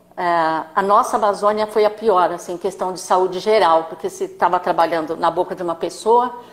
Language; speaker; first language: Portuguese; native; Portuguese